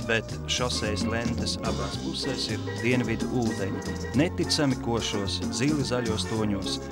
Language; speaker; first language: Latvian; native; Latvian